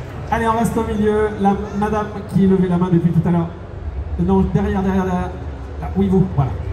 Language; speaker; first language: French; native; French